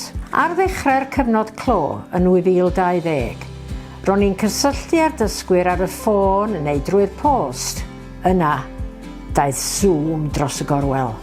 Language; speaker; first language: Welsh; non-native, fluent; English